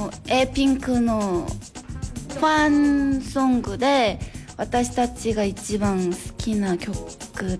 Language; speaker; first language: Japanese; non-native, learner; Korean